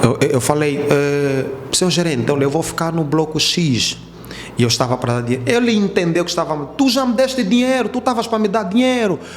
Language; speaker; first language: Portuguese; native; Portuguese